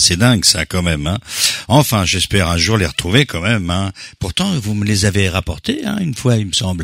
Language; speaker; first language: French; native; French